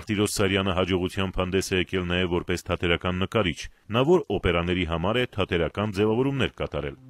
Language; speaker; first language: Armenian; native; Armenian